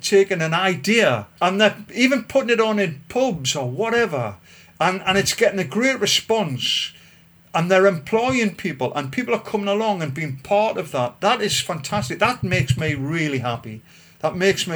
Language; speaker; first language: English; native; English